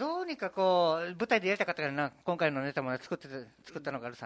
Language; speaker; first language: Japanese; native; Japanese